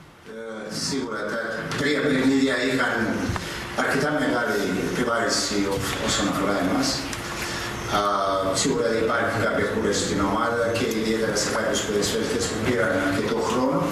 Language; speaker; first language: Greek; non-native, fluent; Serbian